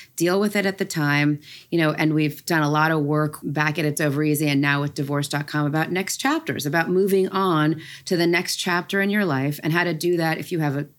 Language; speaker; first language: English; native; English